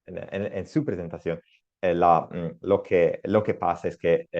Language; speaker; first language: Spanish; non-native, learner; Italian